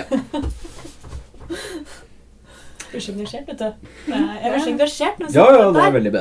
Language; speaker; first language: Norwegian; native; Norwegian